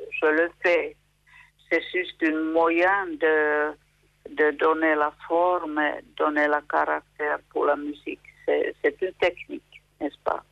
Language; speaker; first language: French; non-native, fluent; Finnish